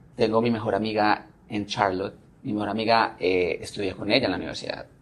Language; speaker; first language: Spanish; native; Spanish